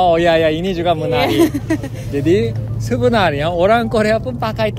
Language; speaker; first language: Indonesian; non-native, fluent; Korean